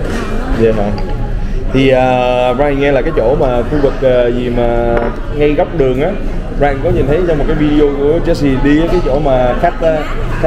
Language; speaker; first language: Vietnamese; early bilingual, heritage; Vietnamese